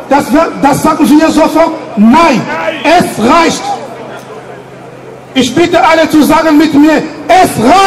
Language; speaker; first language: German; non-native, fluent; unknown